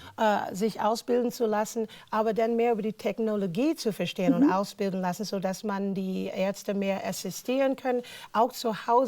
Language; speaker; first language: German; non-native, fluent; English